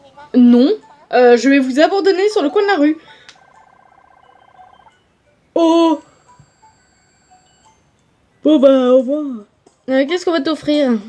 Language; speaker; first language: French; native; French